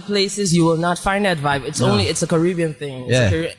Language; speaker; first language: English; non-native, fluent; Papiamento